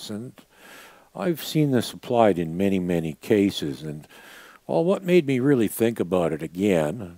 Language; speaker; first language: English; native; English